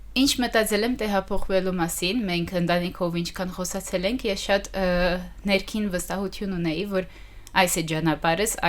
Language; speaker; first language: Armenian; early bilingual, heritage; Armenian